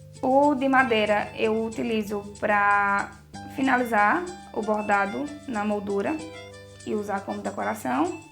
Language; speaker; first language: Portuguese; native; Portuguese